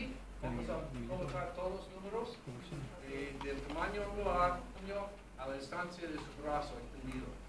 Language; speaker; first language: Spanish; non-native, fluent; English